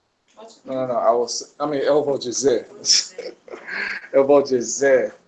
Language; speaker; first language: Portuguese; non-native, learner; English